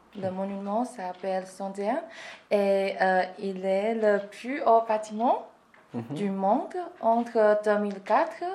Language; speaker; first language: French; non-native, learner; Chinese